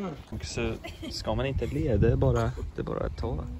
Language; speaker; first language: Swedish; early bilingual, other home language; English